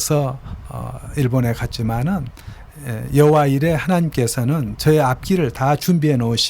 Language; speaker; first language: Korean; native; Korean